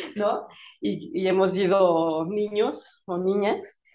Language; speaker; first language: Spanish; native; Spanish